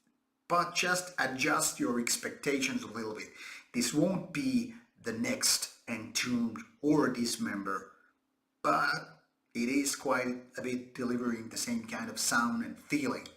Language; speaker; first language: English; non-native, fluent; Finnish